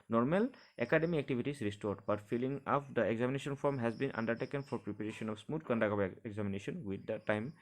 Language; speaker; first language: English; non-native, local second language; Assamese